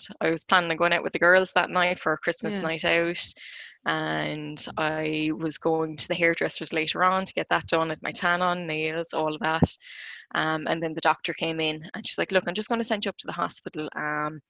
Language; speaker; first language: English; native; English